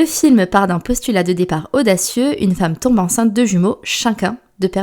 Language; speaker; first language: French; native; French